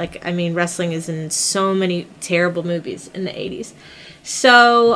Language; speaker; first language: English; native; English